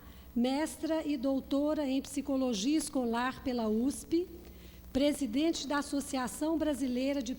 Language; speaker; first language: Portuguese; native; Portuguese